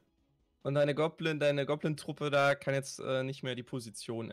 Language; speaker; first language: German; native; German